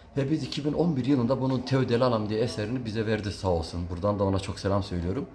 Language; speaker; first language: Turkish; early bilingual, heritage; Turkish